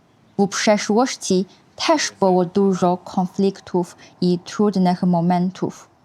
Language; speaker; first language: Polish; non-native, fluent; Chinese